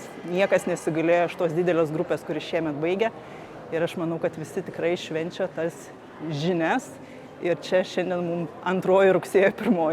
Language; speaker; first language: Lithuanian; native; Lithuanian